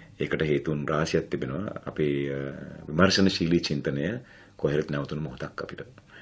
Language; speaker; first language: Sinhala; non-native, local second language; Tamil